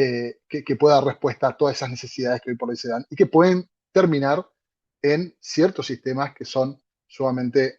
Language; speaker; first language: Spanish; native; Spanish